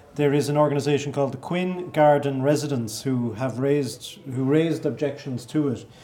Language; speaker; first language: English; native; English